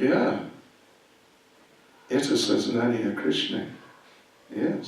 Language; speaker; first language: Russian; non-native, learner; English